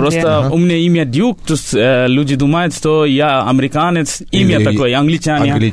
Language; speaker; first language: Russian; non-native, learner; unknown